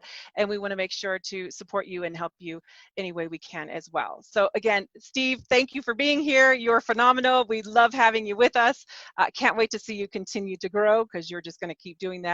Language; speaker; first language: English; native; English